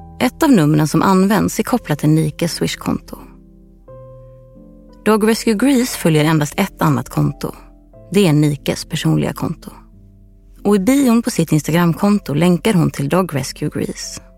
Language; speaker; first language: Swedish; native; Swedish